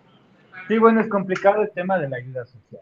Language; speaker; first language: Spanish; native; Spanish